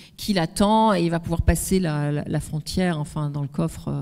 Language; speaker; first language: French; native; French